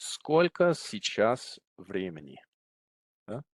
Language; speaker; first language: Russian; non-native, fluent; English